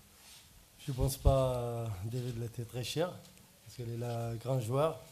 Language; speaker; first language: French; non-native, learner; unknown